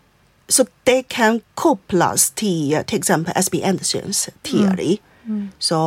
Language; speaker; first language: Swedish; non-native, fluent; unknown